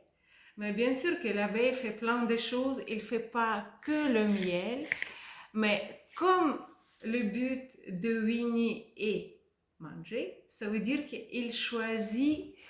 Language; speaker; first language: French; non-native, fluent; Russian